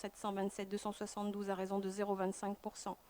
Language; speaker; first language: French; native; French